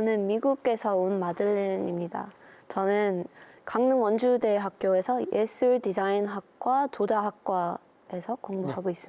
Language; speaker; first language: Korean; non-native, learner; English